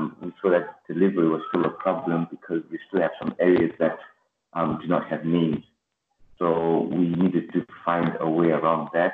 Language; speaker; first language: English; non-native, local second language; Shona